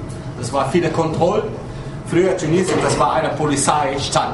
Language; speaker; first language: German; non-native, fluent; Arabic